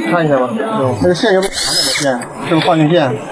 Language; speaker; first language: Chinese; native; Chinese